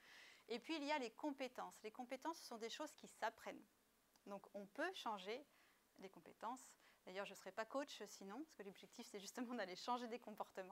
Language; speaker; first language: French; native; French